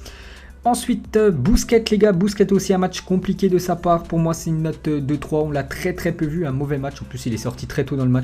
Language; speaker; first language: French; native; French